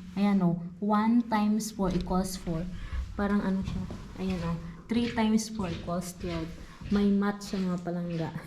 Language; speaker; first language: Filipino; non-native, local second language; Hiligaynon